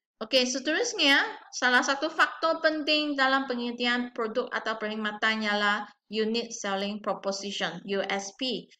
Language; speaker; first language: Malay; non-native, local second language; Chinese